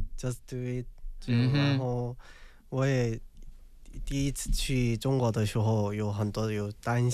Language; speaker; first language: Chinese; non-native, learner; Korean